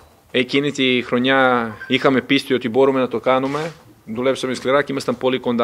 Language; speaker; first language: Greek; non-native, fluent; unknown